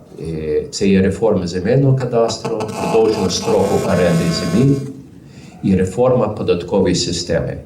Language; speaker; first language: Ukrainian; early bilingual, heritage; Ukrainian